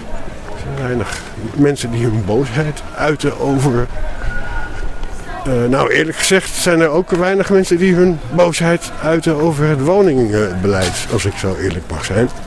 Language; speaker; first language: Dutch; native; Dutch